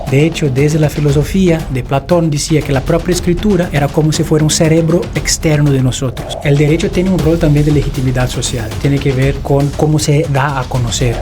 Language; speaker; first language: Spanish; non-native, fluent; Portuguese